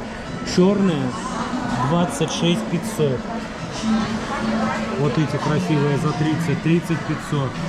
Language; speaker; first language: Russian; native; Russian